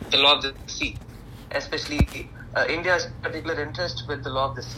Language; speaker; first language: English; non-native, local second language; Tamil